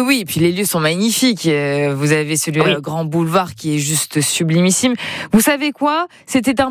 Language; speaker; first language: French; native; French